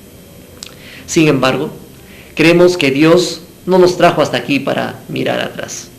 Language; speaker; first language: Spanish; native; Spanish